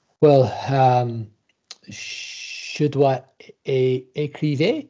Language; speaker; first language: French; non-native, learner; English